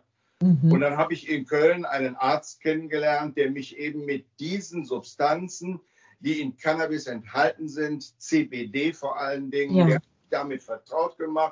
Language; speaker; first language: German; native; German